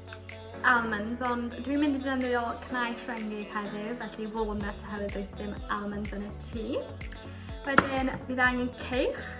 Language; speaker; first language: Welsh; non-native, local second language; English